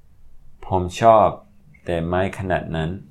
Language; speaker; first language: Thai; non-native, learner; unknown